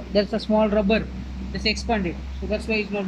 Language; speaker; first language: English; non-native, learner; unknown